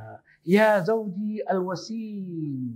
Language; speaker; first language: Arabic; non-native, fluent; Malay